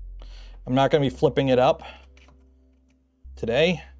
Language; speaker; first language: English; native; English